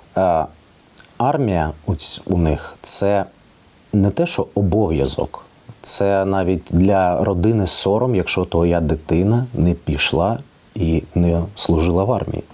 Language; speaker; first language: Ukrainian; non-native, local second language; Russian